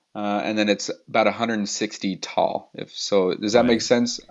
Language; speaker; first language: English; native; English